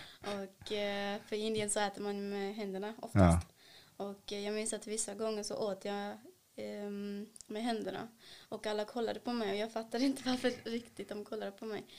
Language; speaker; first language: Swedish; early bilingual, other home language; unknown